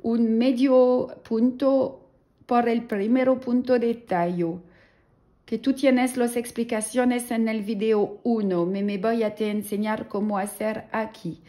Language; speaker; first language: Spanish; non-native, learner; French